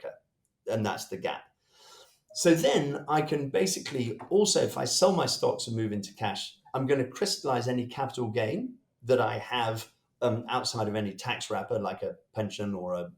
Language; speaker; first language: English; native; English